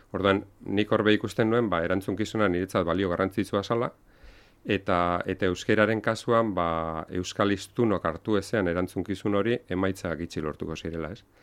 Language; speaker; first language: Basque; non-native, local second language; Spanish